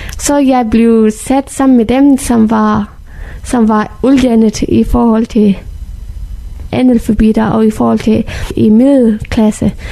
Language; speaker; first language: Danish; non-native, fluent; Persian